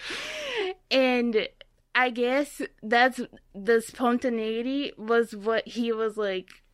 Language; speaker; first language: English; non-native, fluent; Portuguese